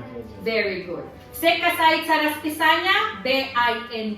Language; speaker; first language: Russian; non-native, learner; Tajik